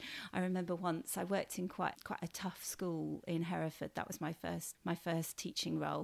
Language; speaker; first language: English; native; English